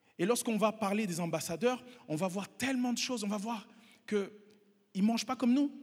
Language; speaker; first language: French; non-native, local second language; Kinyarwanda